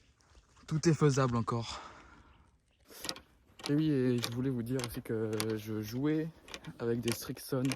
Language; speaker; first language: French; native; French